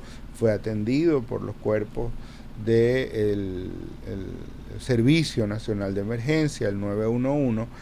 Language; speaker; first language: Spanish; native; Spanish